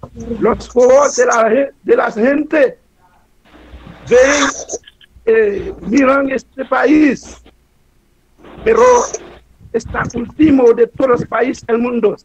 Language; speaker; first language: Spanish; non-native, learner; Haitian Creole